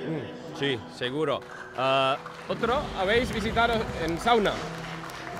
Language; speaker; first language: Spanish; non-native, learner; Finnish